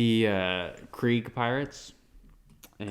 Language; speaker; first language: English; native; English